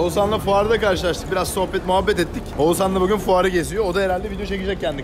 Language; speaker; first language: Turkish; native; Turkish